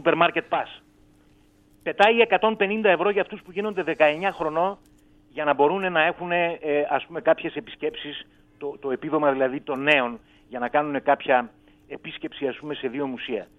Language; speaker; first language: Greek; native; Greek